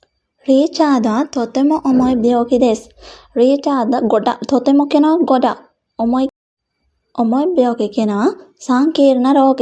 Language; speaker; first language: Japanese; non-native, fluent; Sinhala